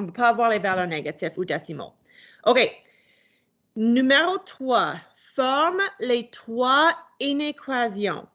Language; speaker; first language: French; non-native, local second language; English